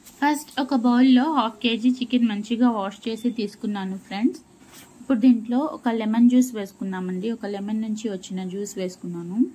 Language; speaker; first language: Telugu; non-native, local second language; Urdu